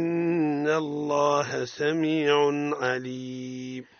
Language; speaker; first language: Arabic; native; Arabic